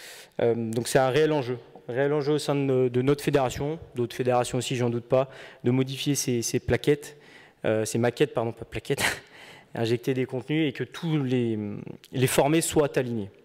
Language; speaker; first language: French; native; French